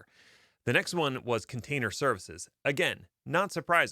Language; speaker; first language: English; native; English